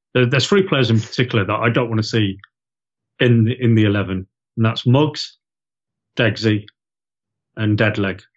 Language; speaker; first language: English; native; English